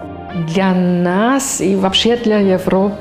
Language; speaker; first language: Russian; non-native, fluent; German